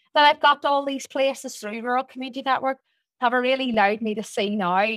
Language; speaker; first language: English; native; English